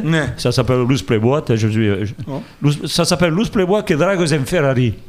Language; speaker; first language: French; native; French